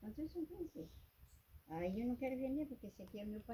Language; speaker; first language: Portuguese; native; Portuguese